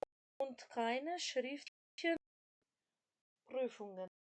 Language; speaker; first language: German; non-native, fluent; Macedonian